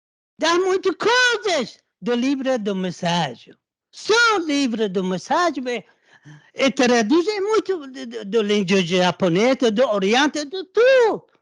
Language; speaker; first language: Portuguese; non-native, learner; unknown